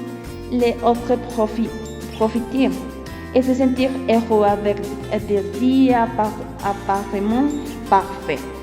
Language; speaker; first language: French; non-native, learner; Spanish